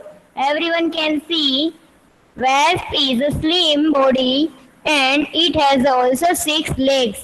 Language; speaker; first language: English; non-native, local second language; Hindi